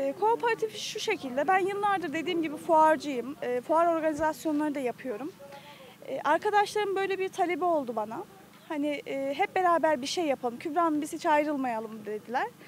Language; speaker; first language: Turkish; native; Turkish